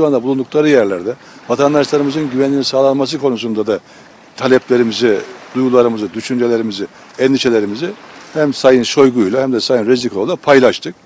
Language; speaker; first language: Turkish; native; Turkish